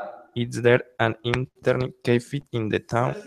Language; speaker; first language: English; non-native, learner; Spanish